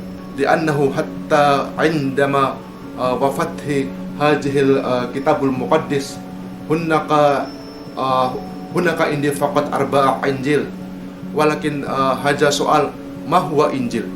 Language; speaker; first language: Arabic; non-native, learner; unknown